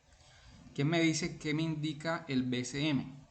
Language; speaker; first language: Spanish; native; Spanish